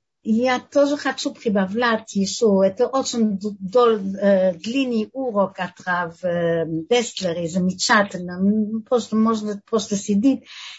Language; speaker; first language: Russian; non-native, learner; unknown